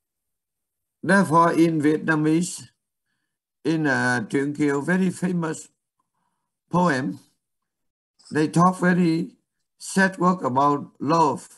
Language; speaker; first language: English; non-native, learner; Vietnamese